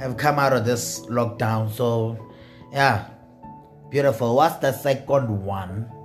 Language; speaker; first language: English; non-native, local second language; Xhosa